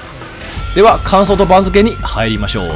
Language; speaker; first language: Japanese; non-native, fluent; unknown